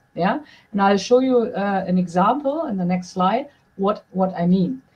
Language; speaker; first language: English; non-native, fluent; German